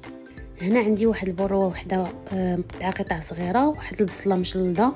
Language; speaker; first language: Arabic; native; Arabic